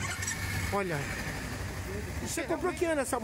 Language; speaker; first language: Portuguese; native; Portuguese